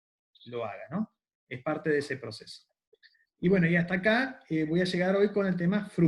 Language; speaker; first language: Spanish; native; Spanish